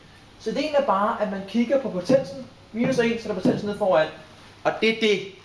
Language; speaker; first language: Danish; native; Danish